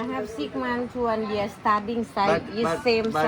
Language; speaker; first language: English; non-native, learner; Thai